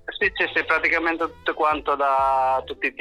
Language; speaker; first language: Italian; non-native, learner; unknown